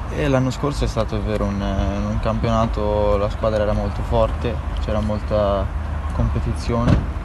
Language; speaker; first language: Italian; native; Italian